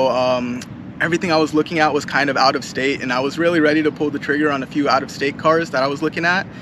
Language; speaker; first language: English; native; English